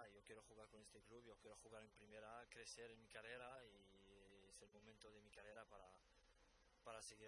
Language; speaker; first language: Spanish; non-native, fluent; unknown